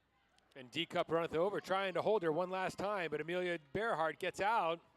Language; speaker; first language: English; native; English